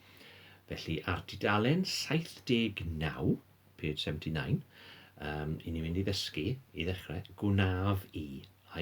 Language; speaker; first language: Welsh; non-native, fluent; English